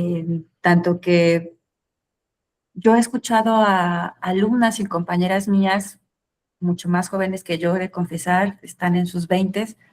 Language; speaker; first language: Spanish; native; Spanish